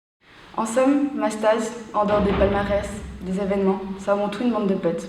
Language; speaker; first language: French; native; French